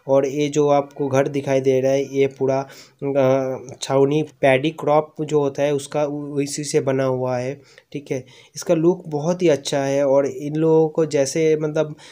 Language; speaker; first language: Hindi; non-native, local second language; Bangla